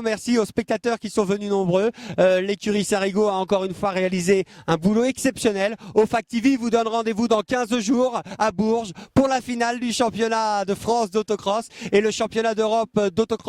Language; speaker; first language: French; native; French